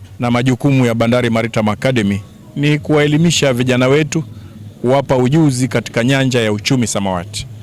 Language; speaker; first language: Swahili; native; Swahili